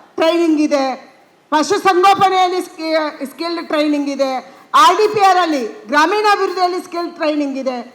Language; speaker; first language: Kannada; non-native, local second language; Tulu